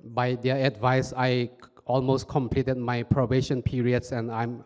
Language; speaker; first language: English; non-native, fluent; Burmese